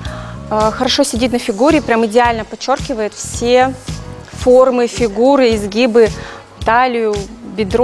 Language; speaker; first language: Russian; native; Russian